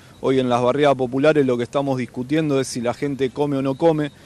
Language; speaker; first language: Spanish; native; Spanish